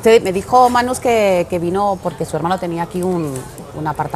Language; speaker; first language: Spanish; native; Spanish